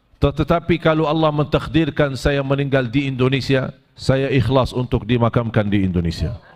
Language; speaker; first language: Malay; non-native, fluent; Arabic